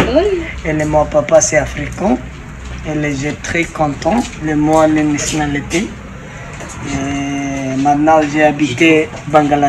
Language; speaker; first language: French; non-native, learner; Bangla